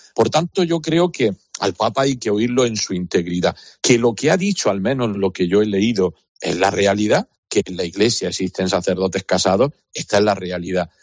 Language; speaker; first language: Spanish; native; Spanish